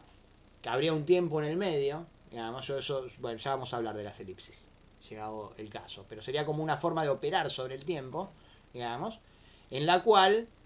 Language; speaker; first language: Spanish; native; Spanish